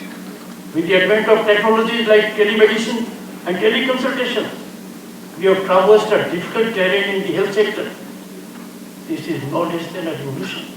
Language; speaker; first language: English; non-native, local second language; Hindi